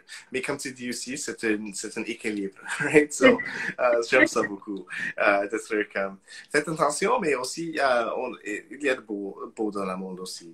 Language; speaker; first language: French; non-native, local second language; English